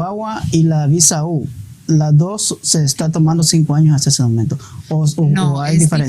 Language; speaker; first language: Spanish; native; Spanish